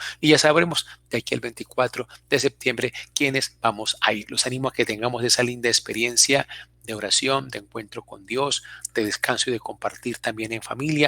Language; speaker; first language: Spanish; native; Spanish